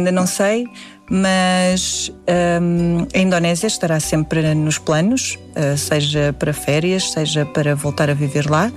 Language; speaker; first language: Portuguese; early bilingual, other home language; Indonesian